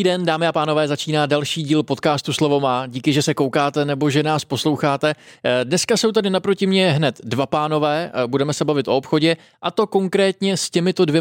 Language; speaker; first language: Czech; native; Czech